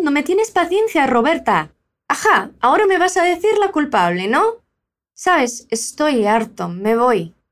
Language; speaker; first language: Spanish; non-native, fluent; Portuguese